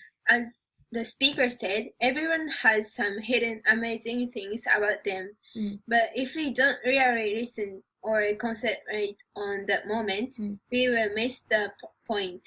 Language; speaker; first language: English; non-native, learner; Japanese